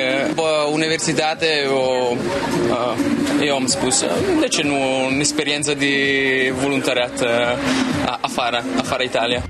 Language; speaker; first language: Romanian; non-native, learner; Italian